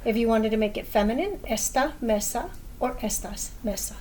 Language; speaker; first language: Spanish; non-native, fluent; English